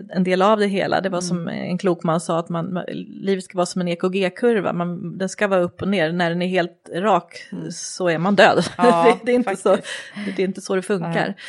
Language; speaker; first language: Swedish; native; Swedish